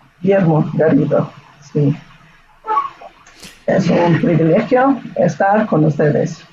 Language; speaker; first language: Spanish; non-native, fluent; English